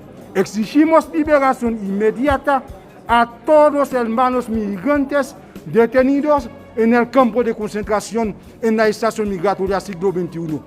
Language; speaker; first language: Spanish; non-native, fluent; Haitian Creole